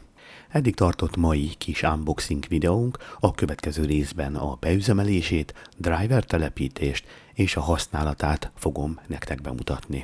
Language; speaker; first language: Hungarian; native; Hungarian